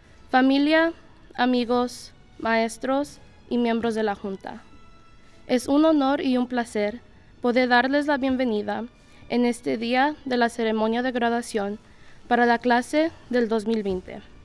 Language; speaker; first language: Spanish; early bilingual, heritage; Spanish